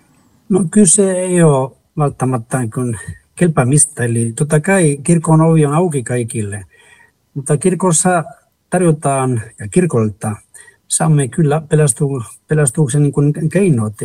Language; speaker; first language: Finnish; non-native, fluent; Spanish